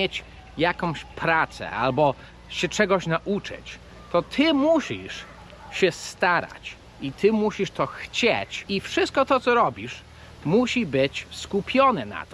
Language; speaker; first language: Polish; early bilingual, heritage; Polish